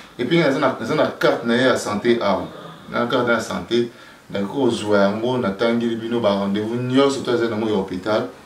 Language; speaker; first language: Lingala; native; Lingala